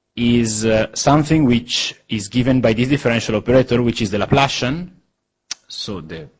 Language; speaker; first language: English; non-native, fluent; Italian